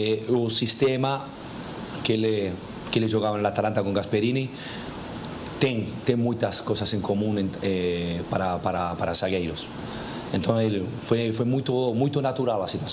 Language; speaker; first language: Portuguese; non-native, fluent; Spanish